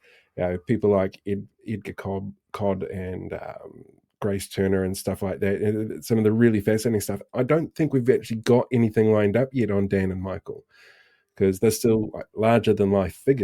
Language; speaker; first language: English; native; English